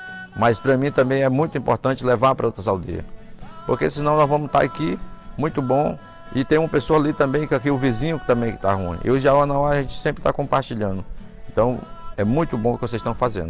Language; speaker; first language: Portuguese; non-native, local second language; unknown